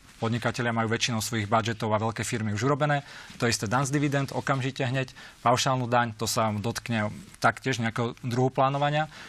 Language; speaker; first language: Slovak; native; Slovak